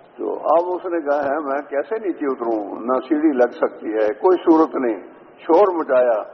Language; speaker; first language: Urdu; native; Urdu